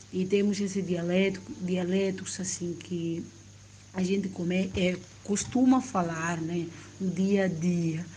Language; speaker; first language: Portuguese; non-native, local second language; Upper Guinea Crioulo